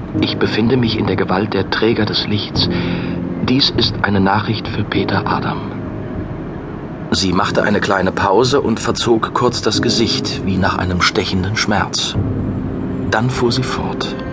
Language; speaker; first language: German; native; German